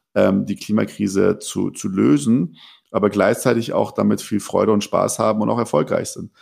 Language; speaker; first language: German; early bilingual, other home language; Persian